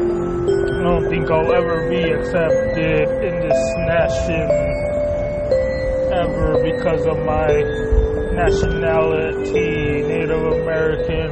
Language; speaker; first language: English; native; English